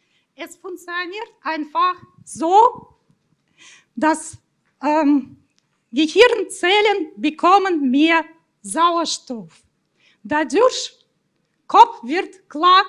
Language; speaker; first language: German; non-native, fluent; Russian